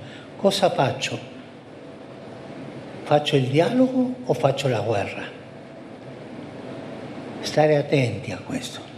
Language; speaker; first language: Italian; non-native, fluent; Spanish